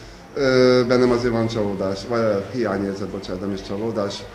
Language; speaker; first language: Hungarian; native; Hungarian